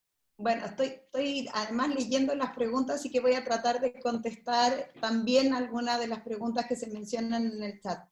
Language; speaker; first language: Spanish; native; Spanish